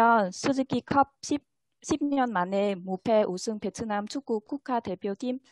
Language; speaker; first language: Korean; non-native, fluent; Vietnamese